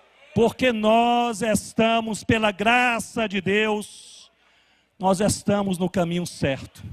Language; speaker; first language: Portuguese; native; Portuguese